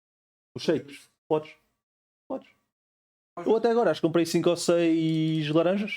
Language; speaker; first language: Portuguese; native; Portuguese